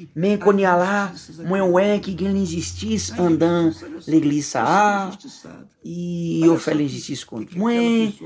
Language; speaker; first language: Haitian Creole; non-native, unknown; Portuguese